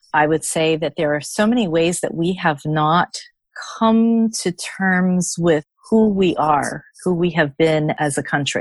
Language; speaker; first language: English; native; English